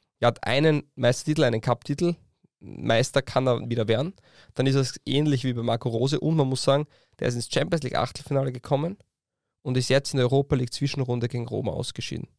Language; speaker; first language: German; native; German